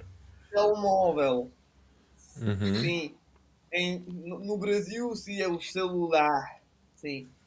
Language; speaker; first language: Portuguese; non-native, fluent; Italian